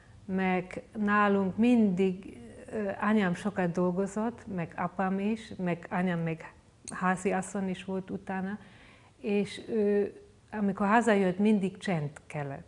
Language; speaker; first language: Hungarian; non-native, fluent; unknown